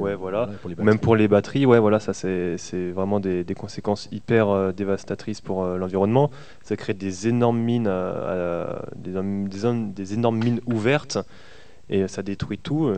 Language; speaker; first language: French; native; French